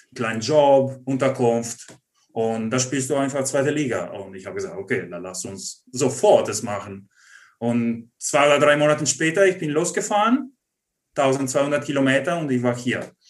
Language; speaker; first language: German; non-native, fluent; Italian